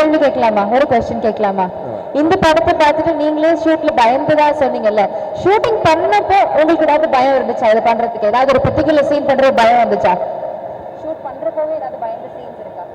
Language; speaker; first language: Tamil; native; Tamil